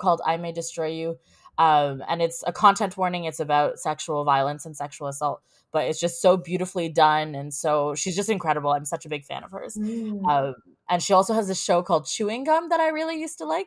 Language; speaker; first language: English; native; English